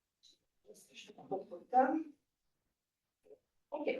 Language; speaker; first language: French; native; French